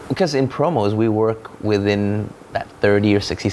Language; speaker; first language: English; non-native, local second language; Malay